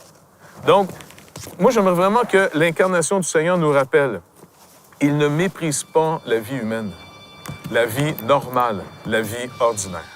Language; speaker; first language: French; native; French